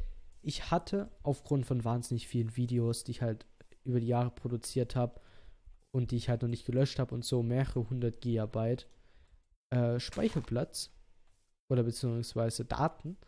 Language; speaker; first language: German; native; German